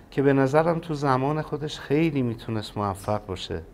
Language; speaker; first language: Persian; non-native, local second language; Azerbaijani